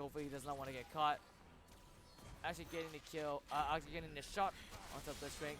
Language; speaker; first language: English; native; English